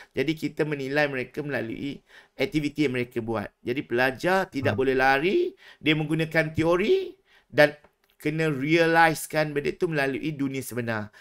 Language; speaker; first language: Malay; native; Malay